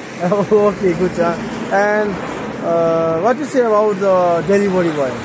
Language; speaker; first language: English; non-native, learner; Nepali